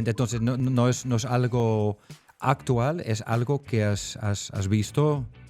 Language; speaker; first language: Spanish; non-native, fluent; Dutch